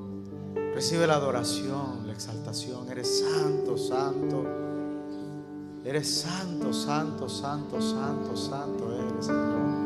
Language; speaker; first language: Spanish; native; Spanish